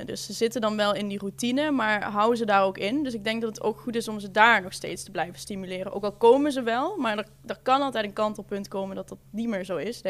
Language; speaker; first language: Dutch; native; Dutch